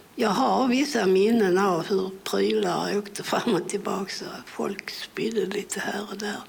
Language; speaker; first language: Swedish; early bilingual, other home language; English